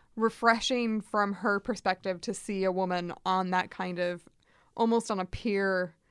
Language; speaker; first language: English; native; English